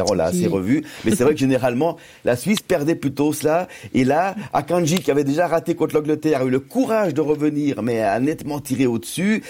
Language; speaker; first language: French; native; French